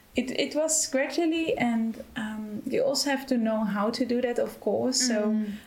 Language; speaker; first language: English; non-native, fluent; Dutch